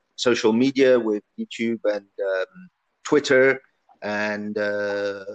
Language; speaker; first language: English; early bilingual, other home language; Italian